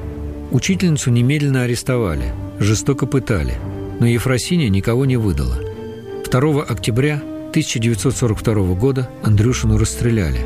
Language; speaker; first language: Russian; native; Russian